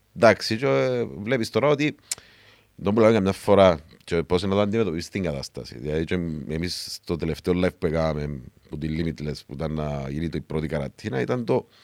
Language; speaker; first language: Greek; native; Greek